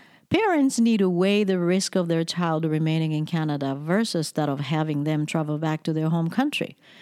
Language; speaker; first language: English; non-native, fluent; Japanese